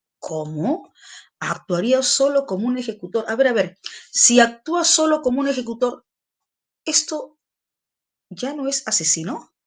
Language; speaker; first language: Spanish; native; Spanish